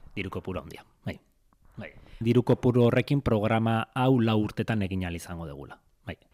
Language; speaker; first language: Basque; native; Basque